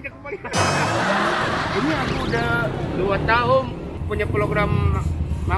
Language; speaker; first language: Indonesian; non-native, learner; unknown